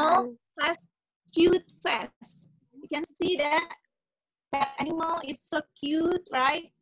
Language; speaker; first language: English; non-native, fluent; Indonesian